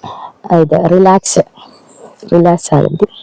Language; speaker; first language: Telugu; non-native, learner; Malayalam